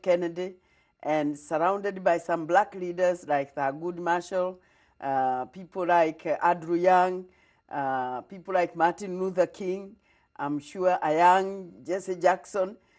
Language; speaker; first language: English; non-native, local second language; Kikuyu